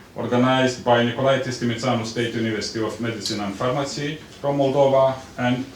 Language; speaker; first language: English; non-native, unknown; Romanian